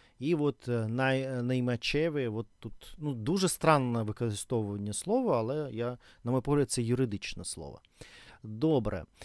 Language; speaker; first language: Ukrainian; non-native, learner; Russian